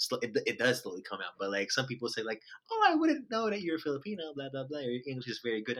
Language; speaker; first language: English; non-native, local second language; Filipino